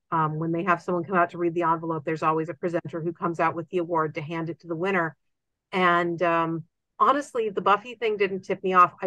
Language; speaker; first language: English; native; English